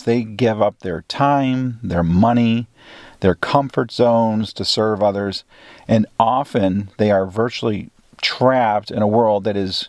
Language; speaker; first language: English; native; English